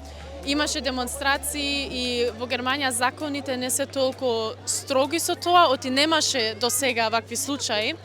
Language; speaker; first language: Macedonian; early bilingual, heritage; Macedonian